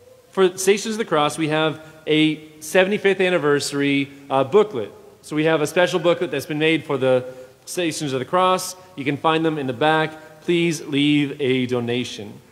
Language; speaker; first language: English; native; English